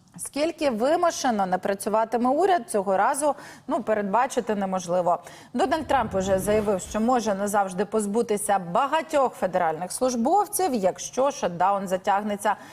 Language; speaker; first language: Ukrainian; native; Ukrainian